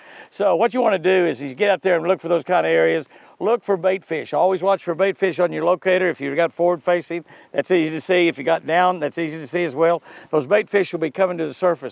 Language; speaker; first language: English; native; English